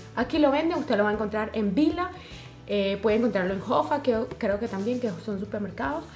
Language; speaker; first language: Spanish; native; Spanish